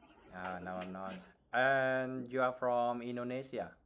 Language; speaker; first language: English; non-native, learner; Vietnamese